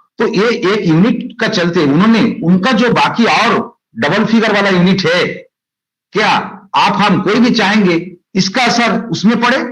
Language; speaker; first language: Hindi; non-native, local second language; Bangla